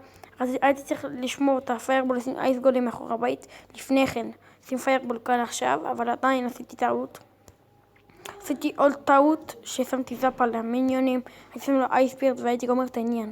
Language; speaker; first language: Hebrew; native; Hebrew